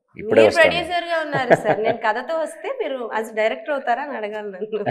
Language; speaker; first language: Telugu; native; Telugu